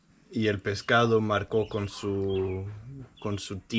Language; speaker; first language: Spanish; non-native, learner; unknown